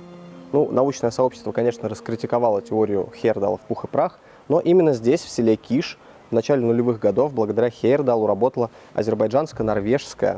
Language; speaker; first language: Russian; native; Russian